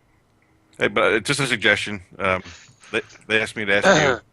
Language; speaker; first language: English; native; English